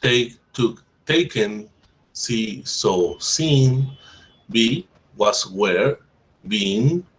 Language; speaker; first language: English; non-native, fluent; Spanish